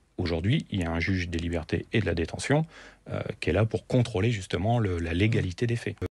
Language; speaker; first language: French; native; French